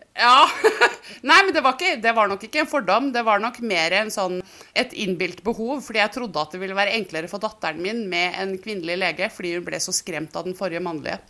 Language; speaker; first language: Norwegian; native; Norwegian